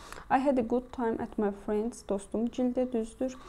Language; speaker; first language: English; non-native, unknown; Azerbaijani